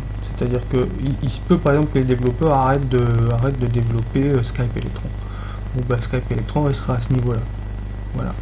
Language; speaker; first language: French; native; French